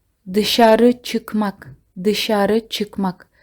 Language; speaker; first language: Turkish; non-native, fluent; Kazakh